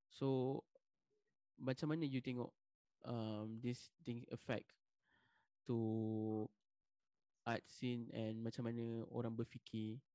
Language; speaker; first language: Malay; native; Malay